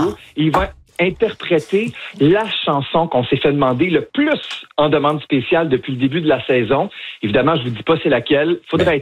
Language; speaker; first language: French; native; French